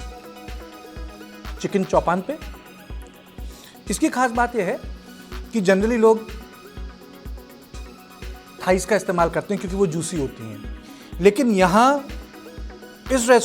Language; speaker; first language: Hindi; native; Hindi